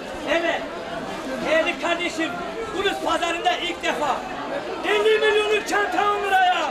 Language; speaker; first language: Turkish; native; Turkish